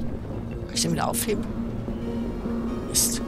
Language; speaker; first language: German; native; German